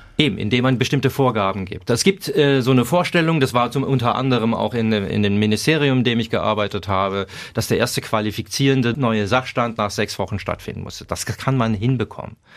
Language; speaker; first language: German; native; German